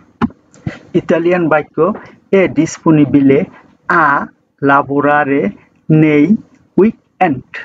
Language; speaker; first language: Italian; non-native, fluent; Bangla